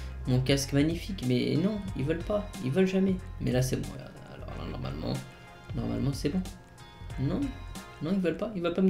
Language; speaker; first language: French; native; French